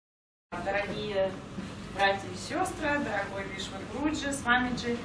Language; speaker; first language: Russian; non-native, fluent; German